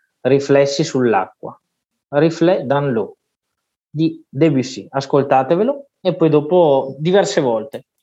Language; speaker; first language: Italian; native; Italian